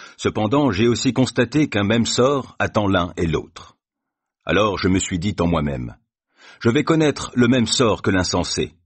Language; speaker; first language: French; native; French